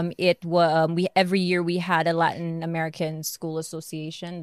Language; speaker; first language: English; non-native, local second language; Filipino